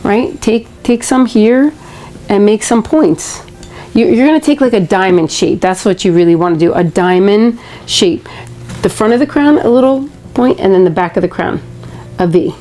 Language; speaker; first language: English; native; English